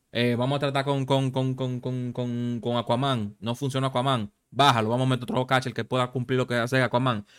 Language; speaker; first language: Spanish; native; Spanish